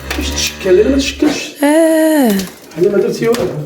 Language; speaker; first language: Arabic; native; Arabic